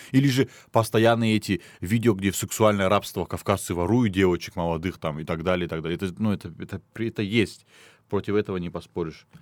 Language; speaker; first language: Russian; non-native, local second language; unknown